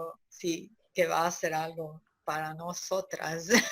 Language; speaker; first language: Spanish; non-native, learner; Italian